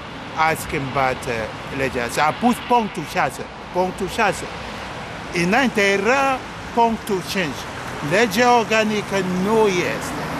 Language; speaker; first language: Romanian; non-native, local second language; Russian